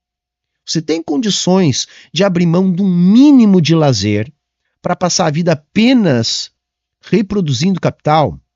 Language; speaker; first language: Portuguese; native; Portuguese